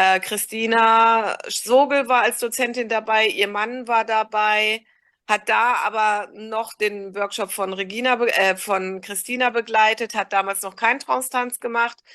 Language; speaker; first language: German; native; German